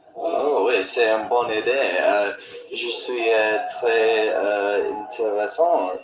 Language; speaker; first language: French; non-native, learner; English